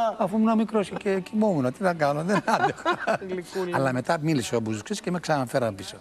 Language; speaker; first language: Greek; early bilingual, other home language; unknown